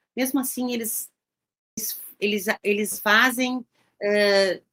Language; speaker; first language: Portuguese; native; Portuguese